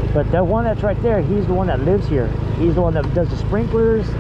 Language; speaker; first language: English; native; English